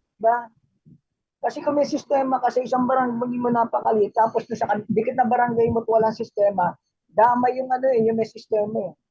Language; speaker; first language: Filipino; native; Filipino